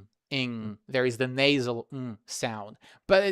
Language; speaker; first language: English; non-native, fluent; Serbian